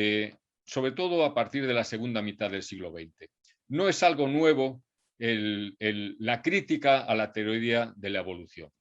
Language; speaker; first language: Spanish; native; Spanish